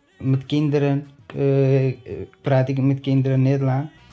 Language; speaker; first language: Dutch; non-native, learner; Tigrinya